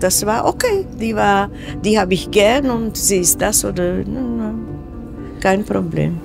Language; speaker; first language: German; non-native, fluent; Czech